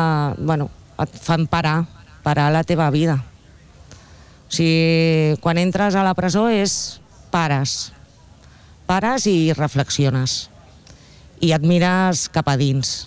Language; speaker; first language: Catalan; non-native, local second language; Spanish